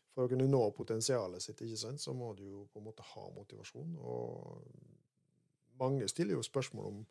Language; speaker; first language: Norwegian; native; Norwegian